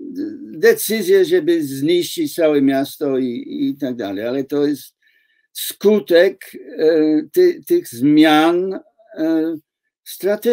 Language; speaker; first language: Polish; non-native, fluent; English